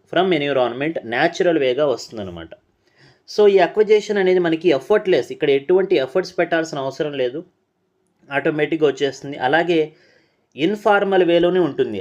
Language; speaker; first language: Telugu; non-native, local second language; Urdu